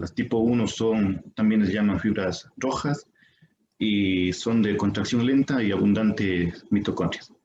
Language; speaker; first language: Spanish; native; Spanish